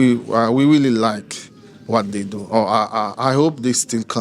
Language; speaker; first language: English; non-native, learner; Haitian Creole